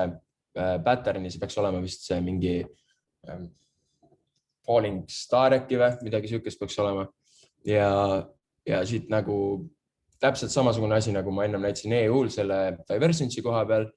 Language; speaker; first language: Estonian; native; Estonian